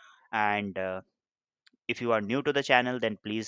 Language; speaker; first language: English; non-native, local second language; Hindi